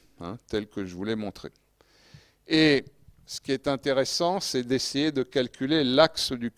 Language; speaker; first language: French; native; French